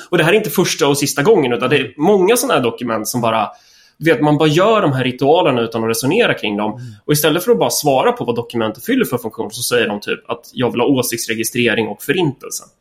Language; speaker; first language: Swedish; native; Swedish